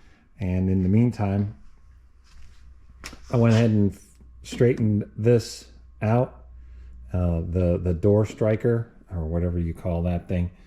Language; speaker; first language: English; native; English